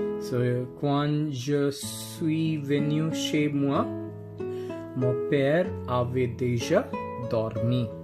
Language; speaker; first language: French; non-native, learner; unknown